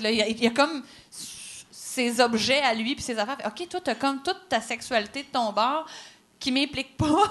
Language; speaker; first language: French; native; French